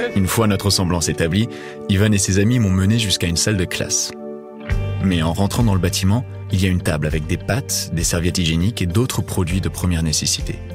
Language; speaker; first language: French; non-native, fluent; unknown